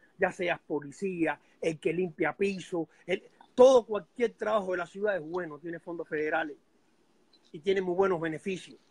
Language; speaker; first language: Spanish; native; Spanish